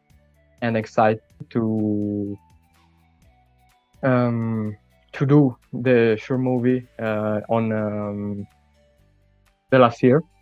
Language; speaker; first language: English; non-native, learner; Italian